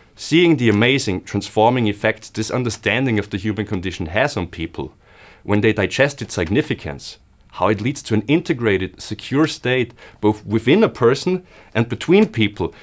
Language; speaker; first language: English; non-native, fluent; German